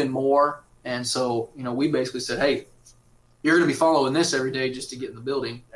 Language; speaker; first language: English; native; English